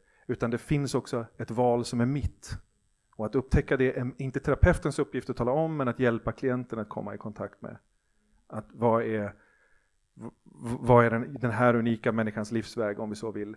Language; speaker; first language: Swedish; native; Swedish